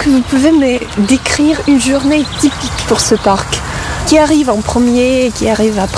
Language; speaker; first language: French; non-native, fluent; Russian